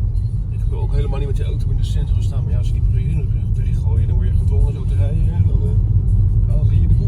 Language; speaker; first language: Dutch; native; Dutch